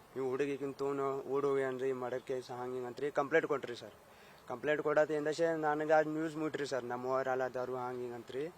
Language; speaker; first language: Kannada; native; Kannada